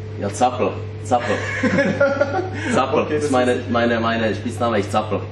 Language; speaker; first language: German; non-native, learner; Czech